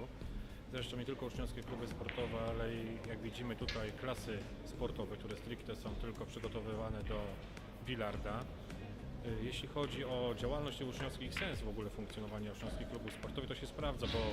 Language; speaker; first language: Polish; native; Polish